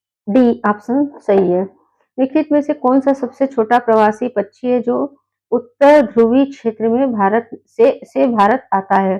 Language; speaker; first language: Hindi; native; Hindi